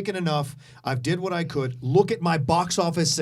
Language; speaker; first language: English; native; English